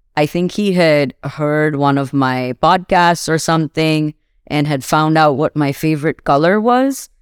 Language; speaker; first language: English; non-native, local second language; Urdu